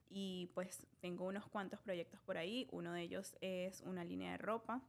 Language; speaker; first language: Spanish; native; Spanish